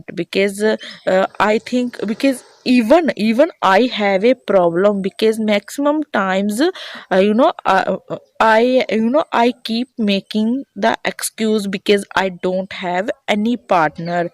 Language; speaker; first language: English; non-native, learner; Hindi